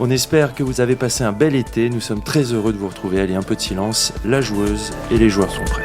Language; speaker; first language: French; native; French